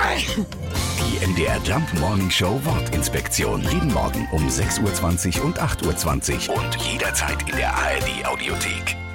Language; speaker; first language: German; native; German